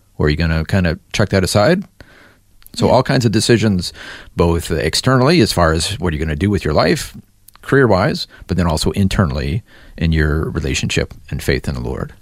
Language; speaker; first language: English; native; English